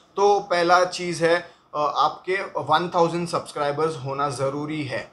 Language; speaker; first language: Hindi; non-native, local second language; Marathi